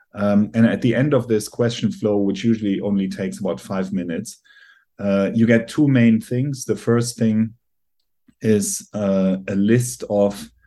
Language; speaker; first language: English; non-native, fluent; German